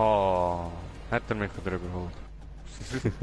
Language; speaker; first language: German; native; German